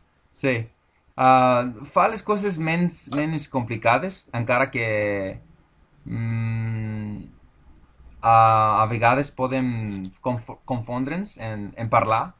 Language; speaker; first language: Catalan; non-native, learner; Spanish